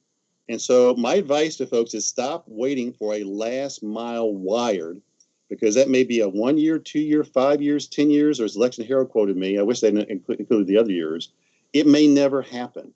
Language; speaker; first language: English; native; English